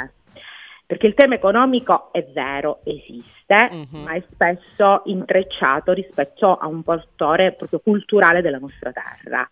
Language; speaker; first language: Italian; native; Italian